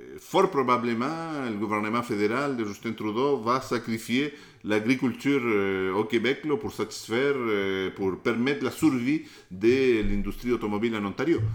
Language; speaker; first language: French; non-native, fluent; Spanish